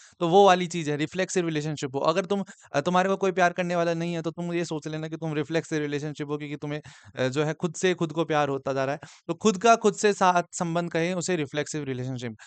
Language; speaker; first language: Hindi; native; Hindi